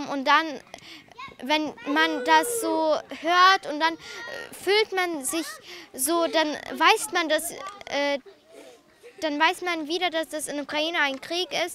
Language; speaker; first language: German; non-native, fluent; Ukrainian